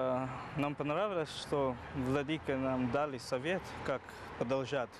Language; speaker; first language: Russian; non-native, learner; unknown